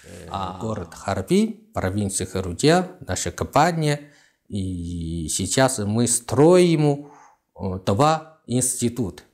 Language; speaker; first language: Russian; non-native, learner; Chinese